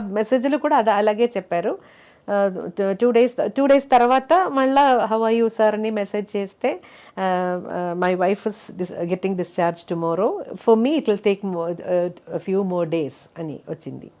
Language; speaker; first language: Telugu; non-native, local second language; Malayalam